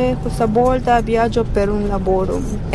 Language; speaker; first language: Italian; non-native, learner; Spanish